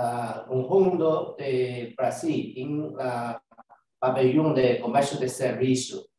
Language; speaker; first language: Spanish; non-native, learner; Chinese